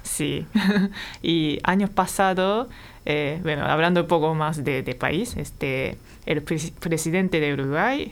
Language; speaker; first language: Spanish; non-native, fluent; Japanese